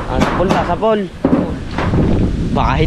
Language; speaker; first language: Filipino; native; Filipino